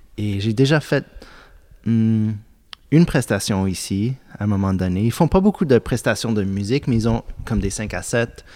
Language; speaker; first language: French; non-native, local second language; English